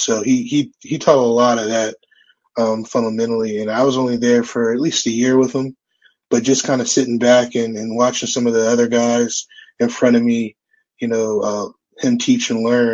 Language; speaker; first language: English; native; English